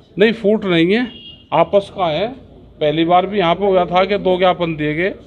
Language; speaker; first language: Hindi; native; Hindi